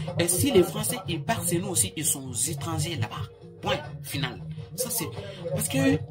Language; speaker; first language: French; non-native, local second language; Bambara